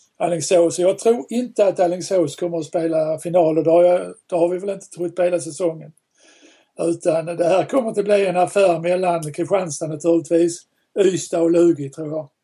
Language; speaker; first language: Swedish; native; Swedish